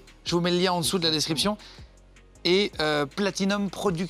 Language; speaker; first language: French; native; French